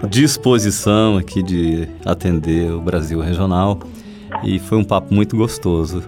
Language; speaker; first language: Portuguese; native; Portuguese